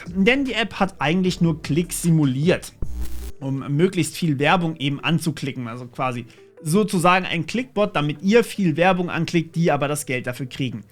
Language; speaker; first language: German; native; German